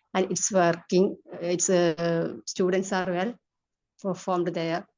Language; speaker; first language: English; non-native, local second language; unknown